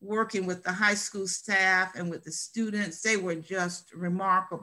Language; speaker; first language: English; native; English